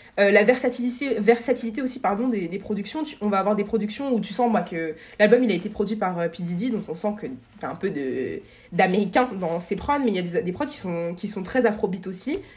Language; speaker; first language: French; native; French